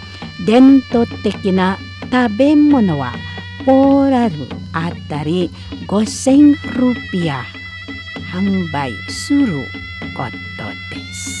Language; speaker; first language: Japanese; non-native, learner; Indonesian